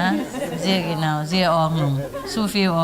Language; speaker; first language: German; non-native, learner; Vietnamese